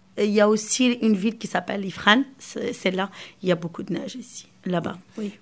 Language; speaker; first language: French; non-native, local second language; Arabic